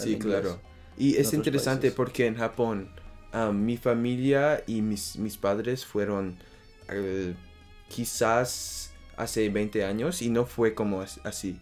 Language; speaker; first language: Spanish; non-native, learner; French